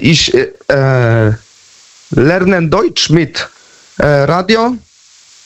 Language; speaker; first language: German; non-native, learner; Polish